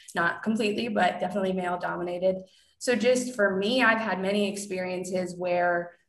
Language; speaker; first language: English; native; English